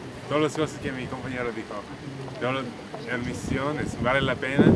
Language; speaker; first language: Spanish; non-native, learner; English